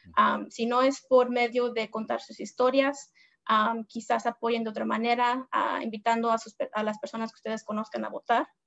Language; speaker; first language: Spanish; early bilingual, heritage; Spanish